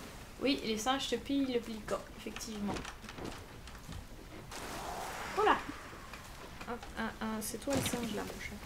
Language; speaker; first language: French; native; French